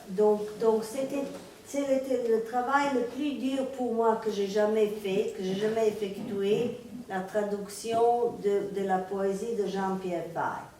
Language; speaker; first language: French; non-native, fluent; Serbian